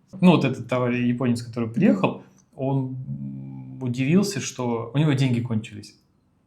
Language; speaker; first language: Russian; native; Russian